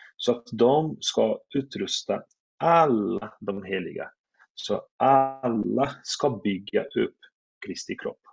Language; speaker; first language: Swedish; non-native, fluent; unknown